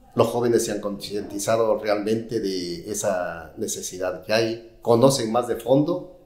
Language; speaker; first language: Spanish; native; Spanish